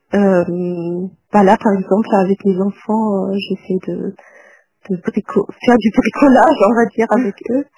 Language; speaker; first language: French; non-native, fluent; German